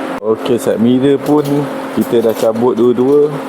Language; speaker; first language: Malay; native; Malay